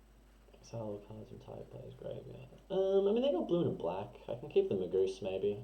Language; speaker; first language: English; native; English